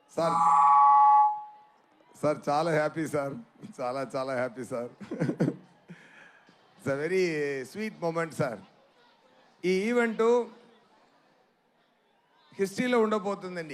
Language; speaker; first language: Telugu; non-native, local second language; Tamil